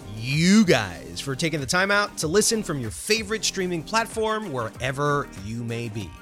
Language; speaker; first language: English; non-native, fluent; Spanish